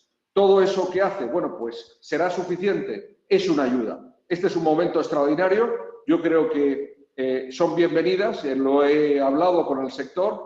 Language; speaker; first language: Spanish; native; Spanish